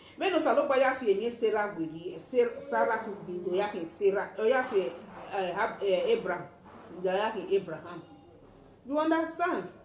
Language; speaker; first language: Nigerian Pidgin; native; Nigerian Pidgin